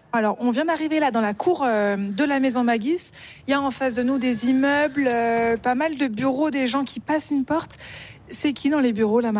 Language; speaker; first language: French; native; French